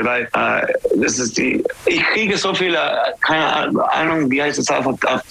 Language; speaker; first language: German; non-native, fluent; English